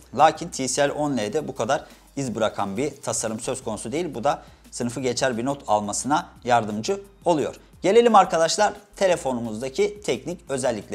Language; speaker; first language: Turkish; native; Turkish